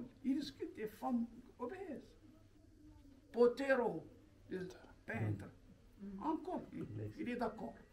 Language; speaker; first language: French; non-native, local second language; Arabic